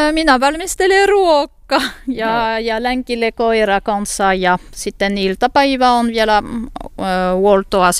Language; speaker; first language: Finnish; non-native, learner; French